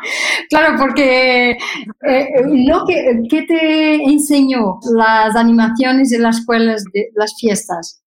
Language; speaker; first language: Spanish; non-native, fluent; Portuguese